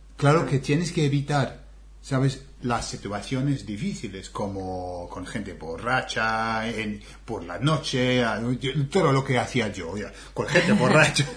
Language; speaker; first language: Spanish; non-native, fluent; English